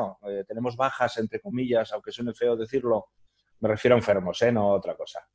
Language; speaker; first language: Spanish; native; Spanish